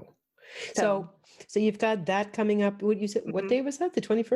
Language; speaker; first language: English; native; English